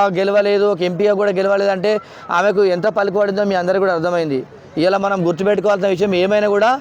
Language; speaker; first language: Telugu; native; Telugu